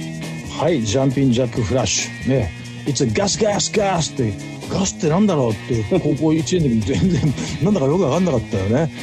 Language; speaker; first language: Japanese; native; Japanese